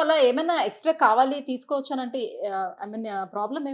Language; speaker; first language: Telugu; native; Telugu